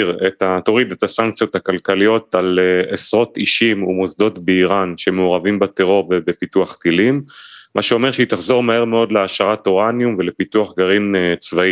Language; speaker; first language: Hebrew; native; Hebrew